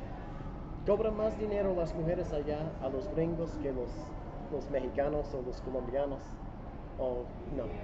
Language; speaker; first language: Spanish; non-native, fluent; English